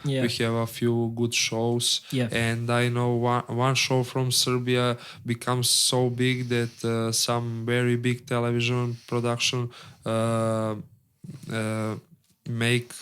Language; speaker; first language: English; non-native, learner; Serbian